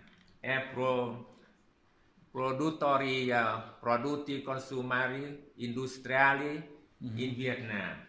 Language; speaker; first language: Italian; non-native, learner; Vietnamese